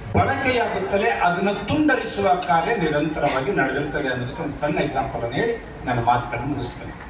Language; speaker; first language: Kannada; native; Kannada